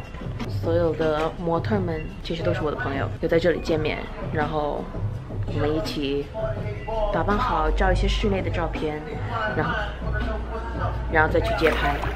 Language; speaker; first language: Chinese; early bilingual, heritage; Chinese